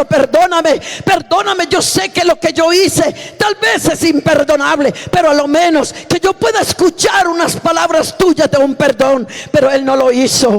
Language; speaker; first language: Spanish; native; Spanish